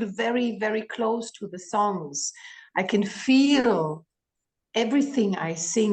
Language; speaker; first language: English; non-native, fluent; Greek